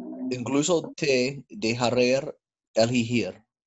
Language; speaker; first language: Spanish; non-native, learner; English